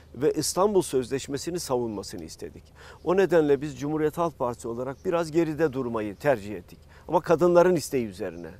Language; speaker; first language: Turkish; native; Turkish